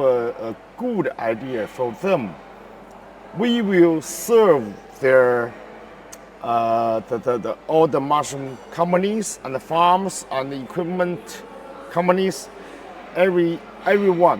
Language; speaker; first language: English; non-native, learner; Chinese